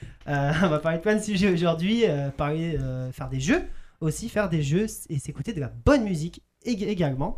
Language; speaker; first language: French; native; French